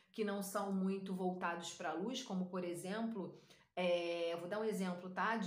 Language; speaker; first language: Portuguese; native; Portuguese